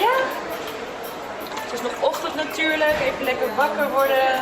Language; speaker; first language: Dutch; native; Dutch